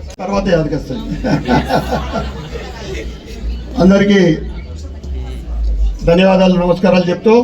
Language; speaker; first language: Telugu; native; Telugu